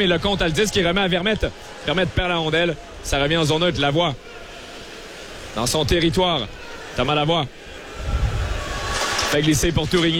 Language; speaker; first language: French; native; French